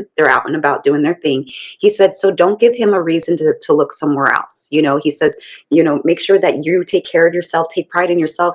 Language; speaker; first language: English; native; English